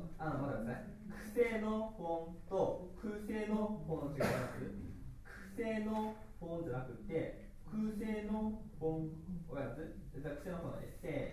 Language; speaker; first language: Japanese; native; Japanese